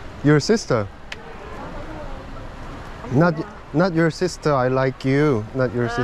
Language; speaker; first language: English; non-native, learner; Korean